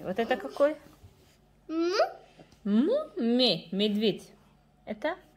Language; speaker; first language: Russian; non-native, fluent; Tajik